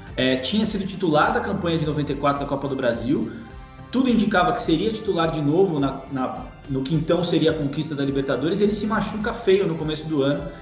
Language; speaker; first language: Portuguese; native; Portuguese